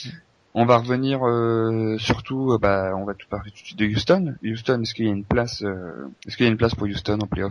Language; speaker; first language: French; native; French